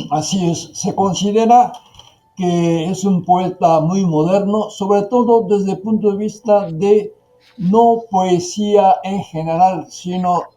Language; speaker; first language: Spanish; non-native, fluent; Japanese